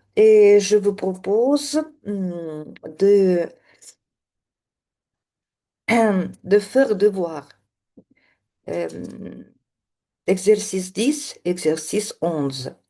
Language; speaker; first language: French; non-native, fluent; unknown